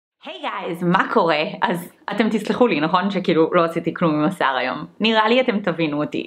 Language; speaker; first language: Hebrew; early bilingual, other home language; English